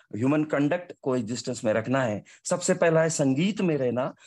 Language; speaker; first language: Hindi; non-native, local second language; Marathi